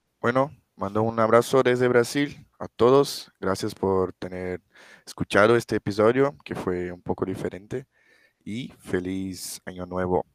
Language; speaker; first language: Spanish; non-native, fluent; Portuguese